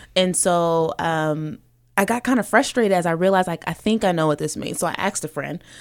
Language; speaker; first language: English; early bilingual, other home language; Yoruba